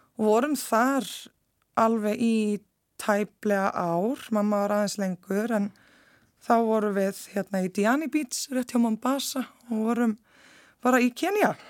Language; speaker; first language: Icelandic; native; Icelandic